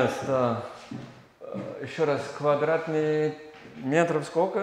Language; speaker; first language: Russian; non-native, learner; English